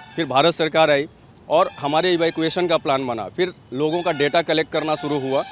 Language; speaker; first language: Hindi; native; Hindi